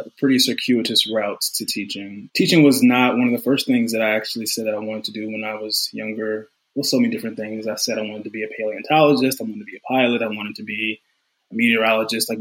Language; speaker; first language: English; native; English